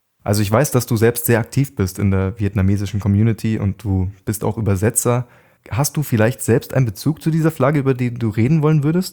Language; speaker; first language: German; native; German